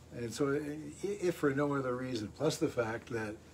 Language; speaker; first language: English; native; English